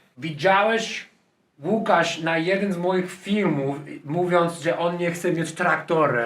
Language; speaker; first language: Polish; non-native, learner; English